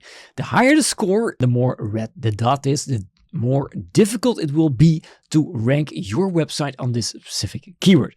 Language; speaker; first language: English; non-native, fluent; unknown